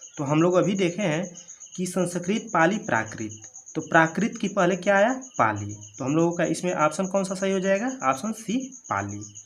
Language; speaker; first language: Hindi; native; Hindi